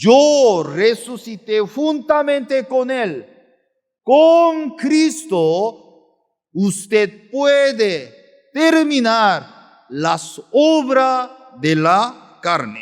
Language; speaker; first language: Spanish; non-native, fluent; Korean